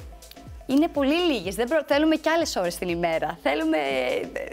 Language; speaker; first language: Greek; native; Greek